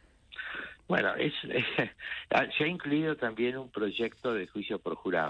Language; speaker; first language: Spanish; native; Spanish